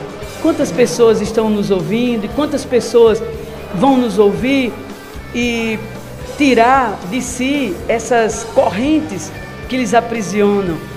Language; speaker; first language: Portuguese; native; Portuguese